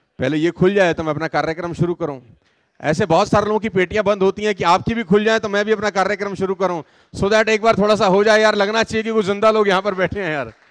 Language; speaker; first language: Hindi; native; Hindi